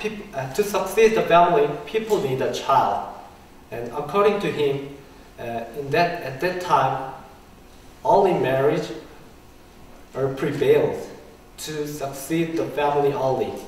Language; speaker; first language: English; non-native, learner; Korean